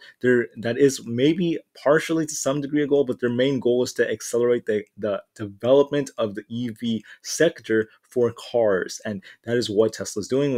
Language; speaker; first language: English; native; English